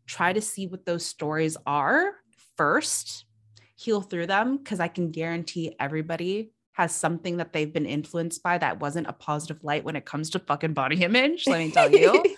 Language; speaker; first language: English; early bilingual, other home language; Filipino